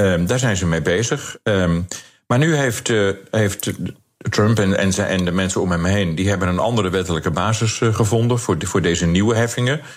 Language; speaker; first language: Dutch; native; Dutch